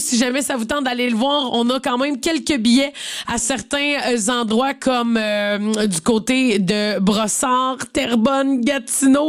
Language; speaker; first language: French; native; French